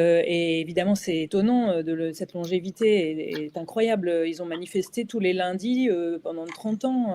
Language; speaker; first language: French; native; French